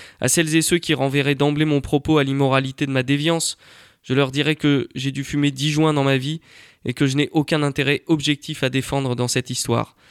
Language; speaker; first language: French; native; French